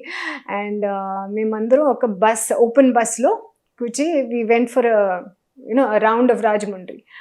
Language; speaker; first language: Telugu; non-native, learner; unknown